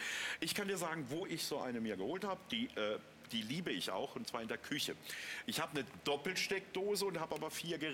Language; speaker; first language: German; native; German